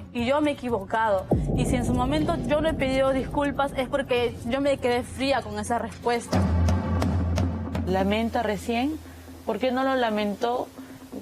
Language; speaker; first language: Spanish; native; Spanish